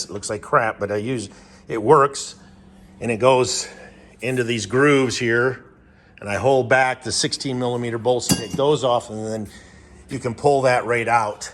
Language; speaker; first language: English; native; English